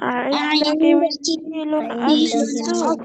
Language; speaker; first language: Arabic; non-native, learner; Bangla